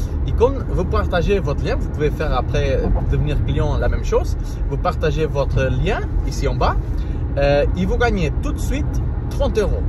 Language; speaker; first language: French; non-native, learner; Portuguese